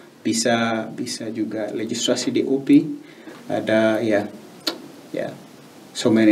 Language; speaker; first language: Malay; non-native, learner; Swahili